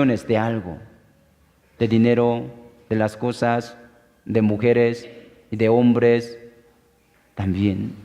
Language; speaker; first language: Spanish; non-native, fluent; Korean